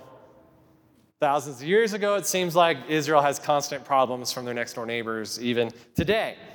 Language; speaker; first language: English; native; English